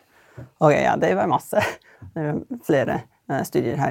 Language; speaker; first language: Norwegian; non-native, fluent; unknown